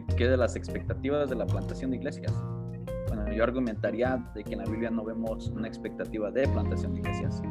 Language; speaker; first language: Spanish; early bilingual, heritage; Spanish